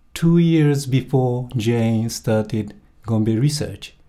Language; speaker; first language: English; non-native, fluent; Japanese